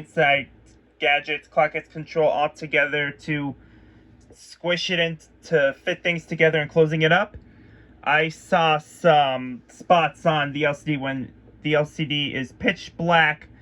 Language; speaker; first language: English; native; English